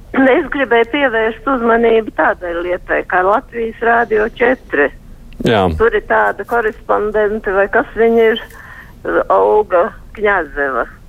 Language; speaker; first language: Latvian; native; Latvian